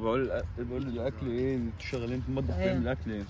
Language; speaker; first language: German; non-native, learner; Arabic